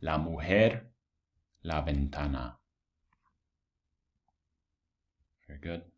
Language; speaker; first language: Spanish; non-native, fluent; English